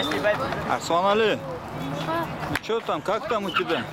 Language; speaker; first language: Russian; non-native, local second language; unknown